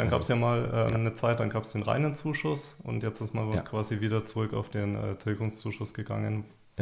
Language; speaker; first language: German; native; German